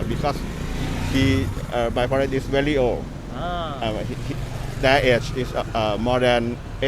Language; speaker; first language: English; non-native, learner; Thai